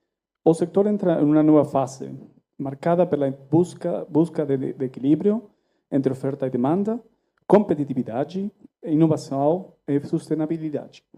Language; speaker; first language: Portuguese; non-native, fluent; Spanish